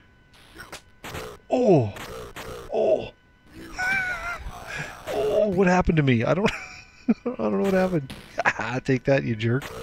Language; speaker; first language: English; native; English